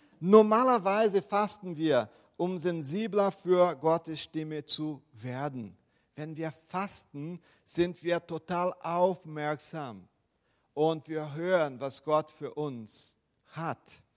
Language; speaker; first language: German; non-native, fluent; Portuguese